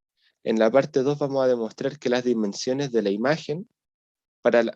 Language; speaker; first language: Spanish; native; Spanish